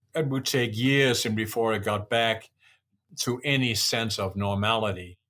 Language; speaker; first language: English; non-native, fluent; Dutch